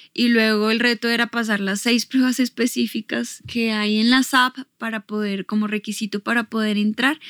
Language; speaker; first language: Spanish; native; Spanish